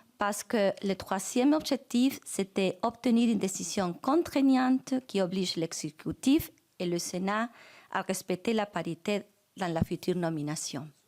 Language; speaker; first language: French; non-native, fluent; Spanish